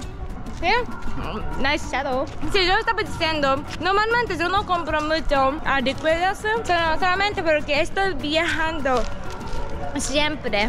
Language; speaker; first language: Spanish; non-native, learner; Japanese